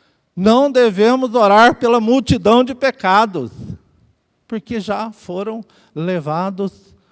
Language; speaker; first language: Portuguese; native; Portuguese